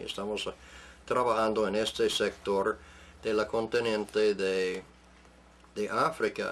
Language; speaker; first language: Spanish; non-native, fluent; English